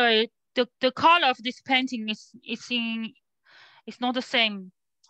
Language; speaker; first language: English; non-native, learner; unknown